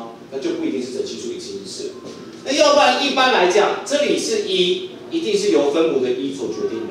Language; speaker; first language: Chinese; native; Chinese